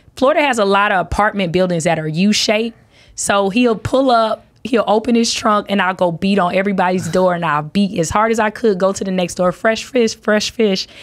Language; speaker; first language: English; native; English